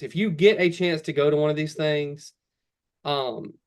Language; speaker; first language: English; native; English